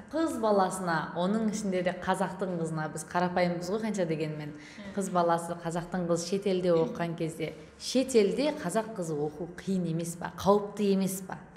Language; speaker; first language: Kazakh; native; Kazakh